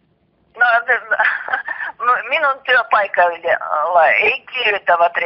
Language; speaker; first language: Finnish; non-native, learner; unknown